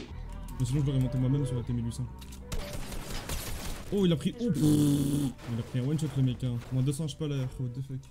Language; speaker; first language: French; native; French